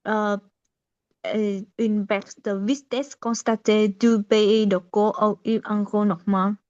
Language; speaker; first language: French; non-native, learner; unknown